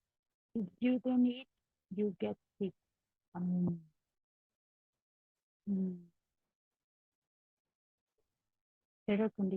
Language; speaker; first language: English; non-native, learner; Spanish